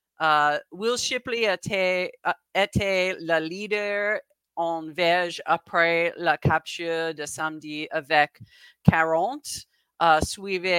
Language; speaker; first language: French; non-native, learner; English